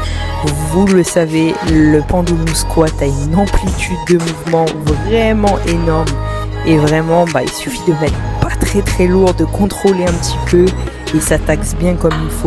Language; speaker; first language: French; native; French